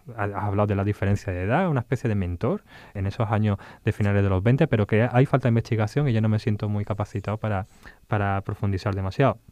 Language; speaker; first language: Spanish; native; Spanish